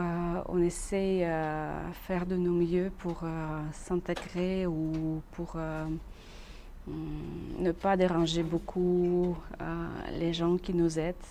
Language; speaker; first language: French; non-native, learner; Russian